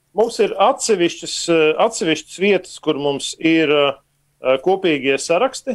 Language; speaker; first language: Latvian; native; Latvian